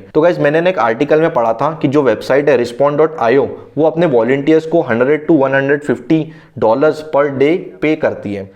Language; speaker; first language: Hindi; non-native, local second language; Marathi